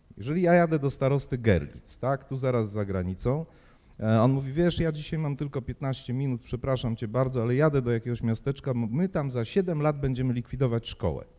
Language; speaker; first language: Polish; native; Polish